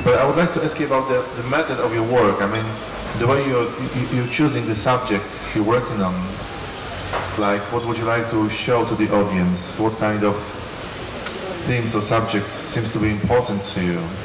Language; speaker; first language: English; non-native, fluent; Polish